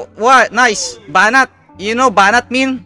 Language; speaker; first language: English; non-native, local second language; Filipino